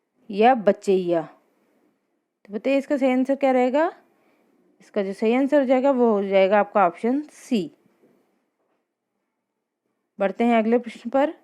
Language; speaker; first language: Hindi; native; Hindi